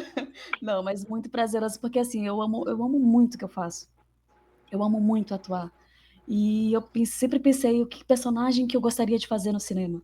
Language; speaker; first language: Portuguese; native; Portuguese